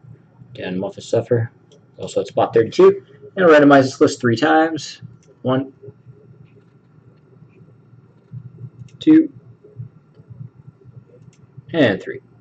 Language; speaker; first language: English; native; English